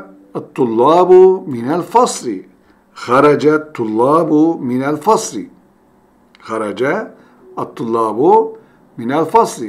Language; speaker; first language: Arabic; non-native, fluent; Turkish